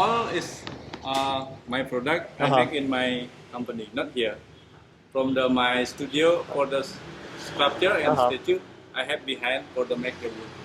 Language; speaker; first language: English; non-native, learner; Indonesian